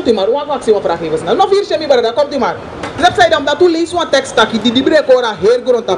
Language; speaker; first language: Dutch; non-native, local second language; Sranan Tongo